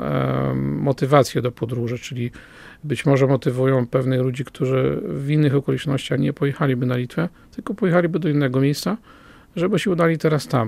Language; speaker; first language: Polish; native; Polish